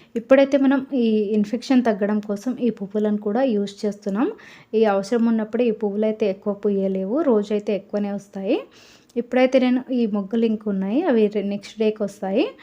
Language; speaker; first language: Telugu; native; Telugu